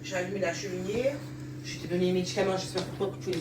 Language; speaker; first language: French; native; French